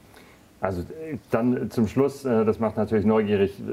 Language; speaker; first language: German; native; German